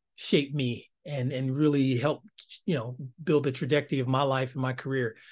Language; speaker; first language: English; native; English